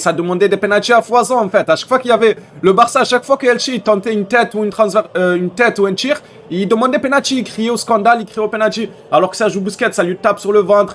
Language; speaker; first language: French; native; French